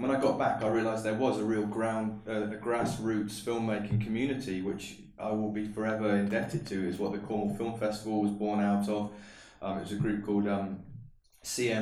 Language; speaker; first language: English; native; English